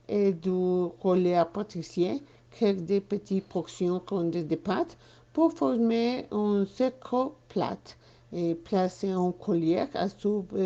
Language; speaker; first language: French; non-native, learner; Spanish